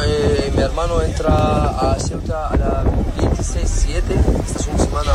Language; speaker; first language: Spanish; non-native, learner; Arabic